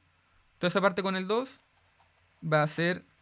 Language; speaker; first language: Spanish; native; Spanish